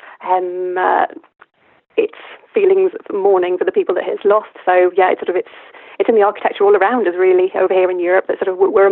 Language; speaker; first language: English; native; English